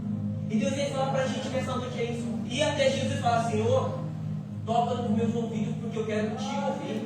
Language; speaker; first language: Portuguese; native; Portuguese